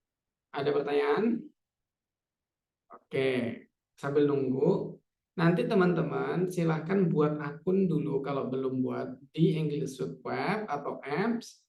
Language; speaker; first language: Indonesian; native; Indonesian